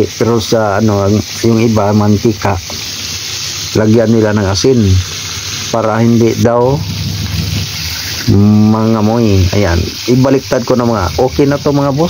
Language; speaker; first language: Filipino; non-native, local second language; Cebuano